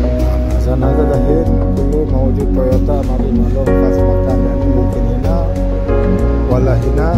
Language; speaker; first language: Arabic; non-native, learner; Indonesian